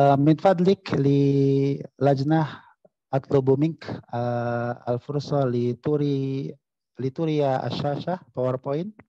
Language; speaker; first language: Arabic; non-native, fluent; Indonesian